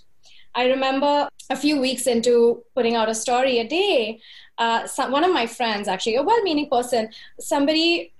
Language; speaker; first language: English; non-native, local second language; Hindi